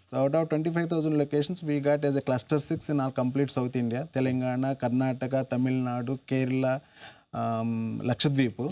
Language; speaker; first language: English; non-native, local second language; Telugu